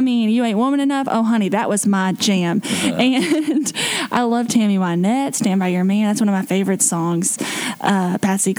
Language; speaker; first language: English; native; English